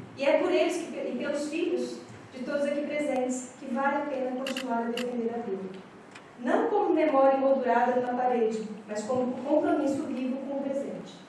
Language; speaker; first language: Portuguese; native; Portuguese